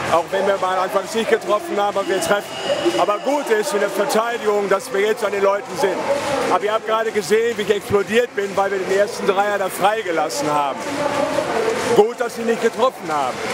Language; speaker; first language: German; native; German